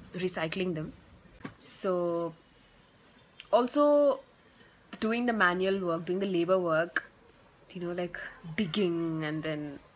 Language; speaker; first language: English; non-native, local second language; Tamil